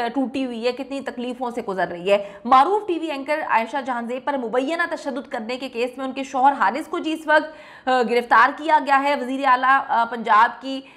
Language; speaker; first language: Urdu; native; Urdu